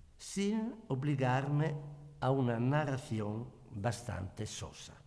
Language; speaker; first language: Spanish; non-native, learner; Italian